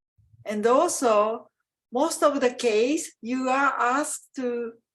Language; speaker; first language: English; non-native, fluent; Japanese